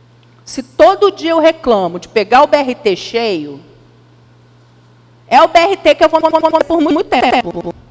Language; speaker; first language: Portuguese; native; Portuguese